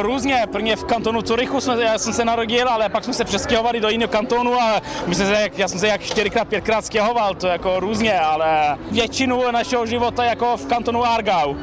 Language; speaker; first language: Czech; early bilingual, heritage; Czech